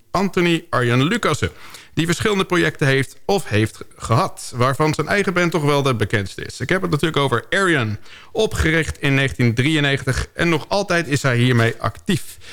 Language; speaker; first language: Dutch; native; Dutch